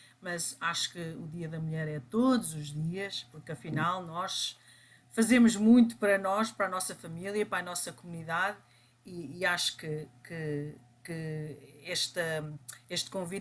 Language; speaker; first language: Portuguese; early bilingual, other home language; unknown